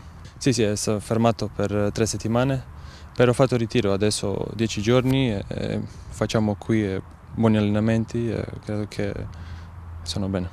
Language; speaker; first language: Italian; non-native, learner; Croatian